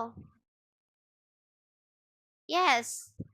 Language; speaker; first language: English; non-native, local second language; Filipino